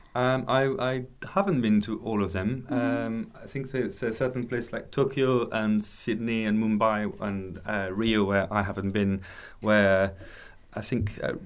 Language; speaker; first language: English; non-native, fluent; French